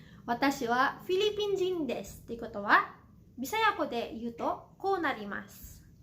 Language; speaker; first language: Japanese; non-native, fluent; Cebuano